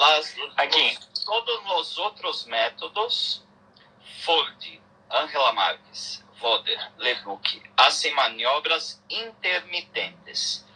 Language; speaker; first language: Spanish; non-native, learner; Portuguese